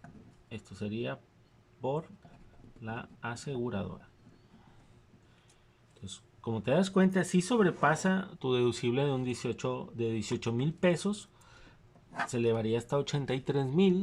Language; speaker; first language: Spanish; native; Spanish